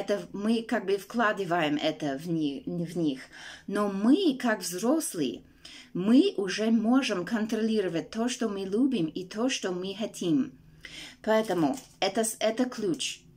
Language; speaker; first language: Russian; non-native, fluent; English